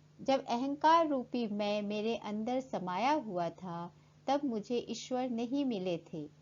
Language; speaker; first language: Hindi; native; Hindi